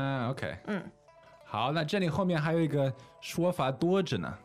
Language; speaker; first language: Chinese; non-native, fluent; English